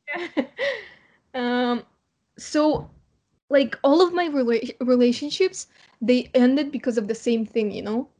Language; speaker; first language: English; non-native, fluent; Kazakh